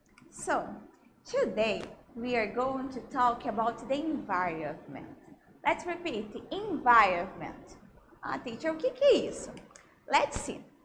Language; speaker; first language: English; non-native, fluent; Portuguese